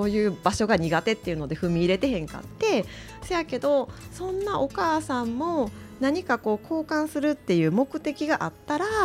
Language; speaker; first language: Japanese; native; Japanese